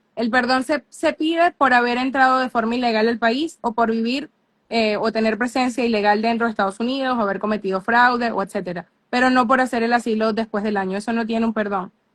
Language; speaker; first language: Spanish; native; Spanish